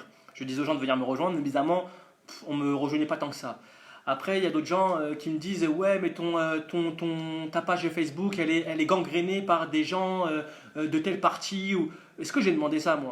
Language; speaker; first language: French; native; French